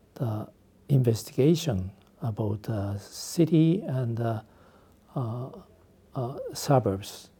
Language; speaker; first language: English; non-native, learner; Japanese